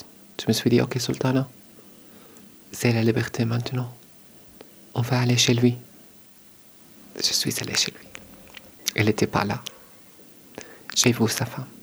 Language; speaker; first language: French; non-native, learner; Arabic